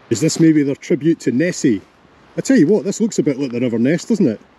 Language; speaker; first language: English; native; English